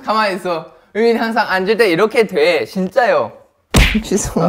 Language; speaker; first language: Korean; non-native, fluent; Thai